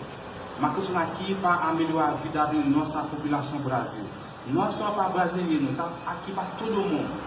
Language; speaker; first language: Portuguese; non-native, learner; Haitian Creole